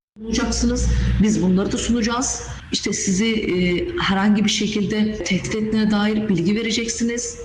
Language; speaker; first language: Turkish; native; Turkish